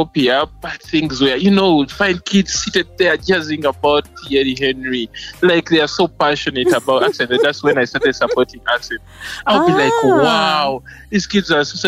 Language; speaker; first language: English; non-native, local second language; Ganda